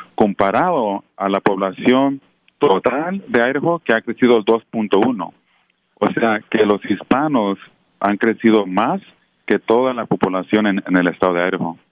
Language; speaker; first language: Spanish; native; Spanish